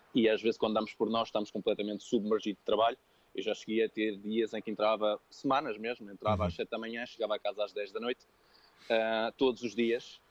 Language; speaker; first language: Portuguese; early bilingual, other home language; French